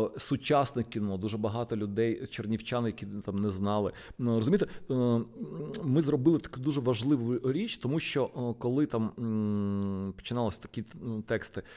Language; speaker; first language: Ukrainian; non-native, local second language; Russian